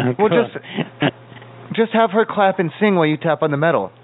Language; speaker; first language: English; native; English